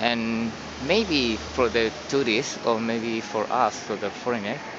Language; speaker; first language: English; non-native, learner; Spanish